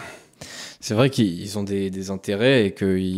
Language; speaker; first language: French; native; French